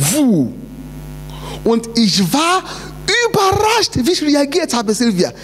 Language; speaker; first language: German; non-native, fluent; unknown